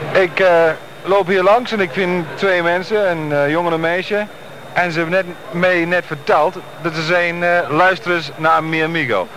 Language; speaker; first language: Dutch; non-native, fluent; English